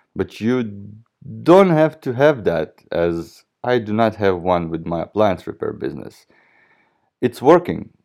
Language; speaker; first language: English; non-native, fluent; Russian